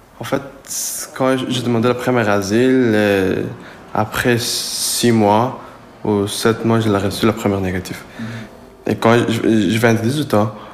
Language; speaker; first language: French; non-native, learner; Persian